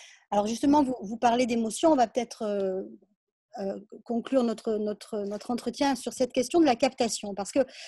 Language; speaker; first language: French; native; French